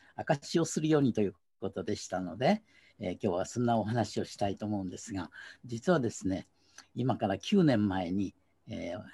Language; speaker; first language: Japanese; native; Japanese